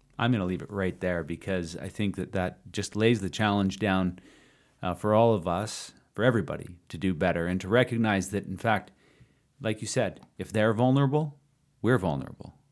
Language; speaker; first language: English; native; English